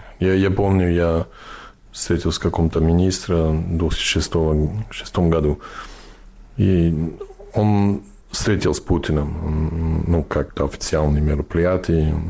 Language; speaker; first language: Russian; non-native, fluent; English